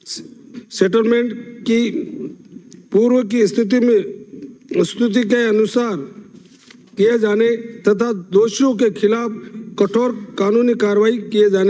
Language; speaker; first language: Hindi; native; Hindi